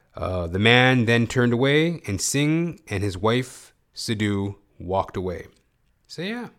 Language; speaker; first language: English; early bilingual, other home language; Hindi